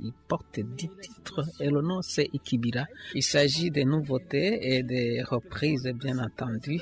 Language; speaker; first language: French; non-native, local second language; Rundi